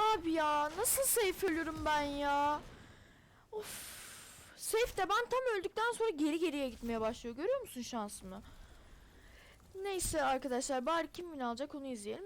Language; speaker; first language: Turkish; native; Turkish